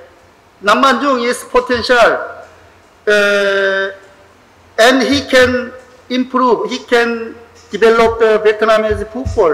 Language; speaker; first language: English; non-native, learner; Korean